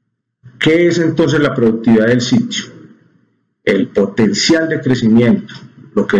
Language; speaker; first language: Spanish; native; Spanish